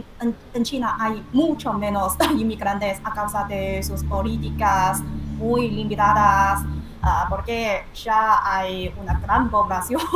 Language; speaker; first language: Spanish; non-native, fluent; Chinese